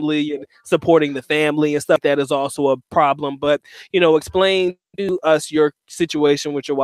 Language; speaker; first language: English; native; English